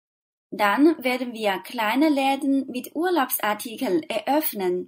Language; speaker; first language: German; non-native, fluent; Chinese